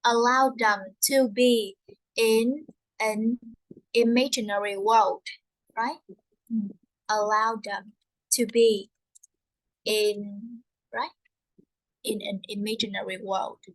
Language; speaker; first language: English; non-native, fluent; Vietnamese